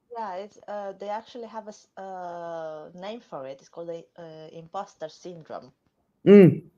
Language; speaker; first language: English; non-native, fluent; Romanian